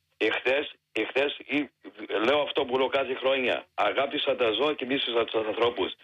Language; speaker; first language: Greek; early bilingual, heritage; Greek